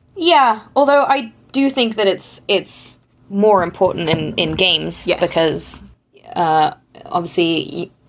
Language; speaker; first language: English; non-native, fluent; German